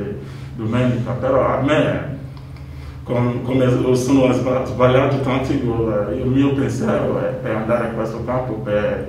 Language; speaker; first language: Italian; non-native, learner; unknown